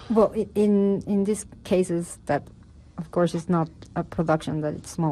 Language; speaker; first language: English; non-native, fluent; Spanish